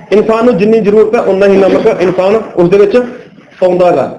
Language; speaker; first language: Hindi; non-native, local second language; Punjabi